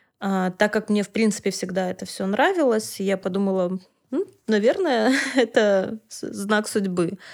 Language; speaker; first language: Russian; native; Russian